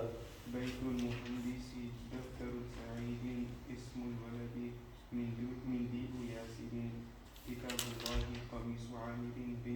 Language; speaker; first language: Arabic; non-native, learner; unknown